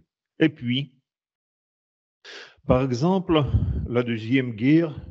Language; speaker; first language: French; non-native, fluent; Russian